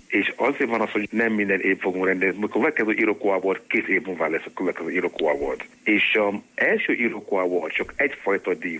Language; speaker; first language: Hungarian; non-native, learner; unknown